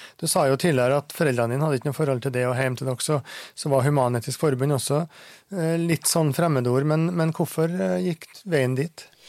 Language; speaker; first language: Norwegian; native; Norwegian